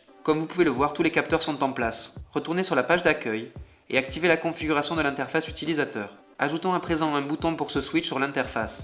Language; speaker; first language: French; native; French